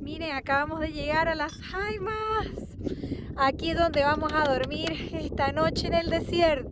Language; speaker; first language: Spanish; native; Spanish